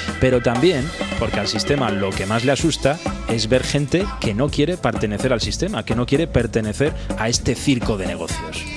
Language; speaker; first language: Spanish; native; Spanish